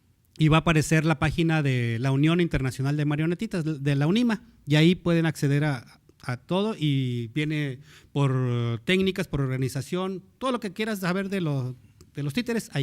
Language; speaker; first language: Spanish; native; Spanish